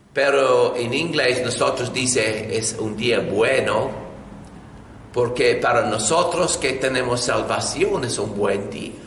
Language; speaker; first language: Spanish; non-native, learner; English